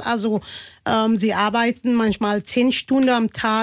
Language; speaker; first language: German; non-native, fluent; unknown